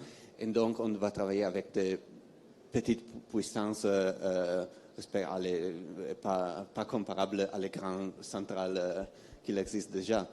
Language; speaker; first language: French; non-native, fluent; Italian